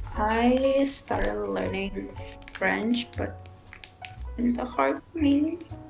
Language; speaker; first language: English; non-native, fluent; Russian